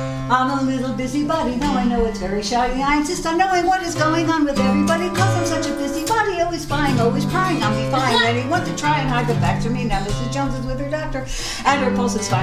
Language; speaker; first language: English; native; English